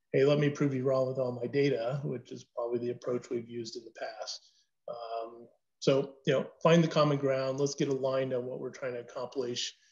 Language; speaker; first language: English; native; English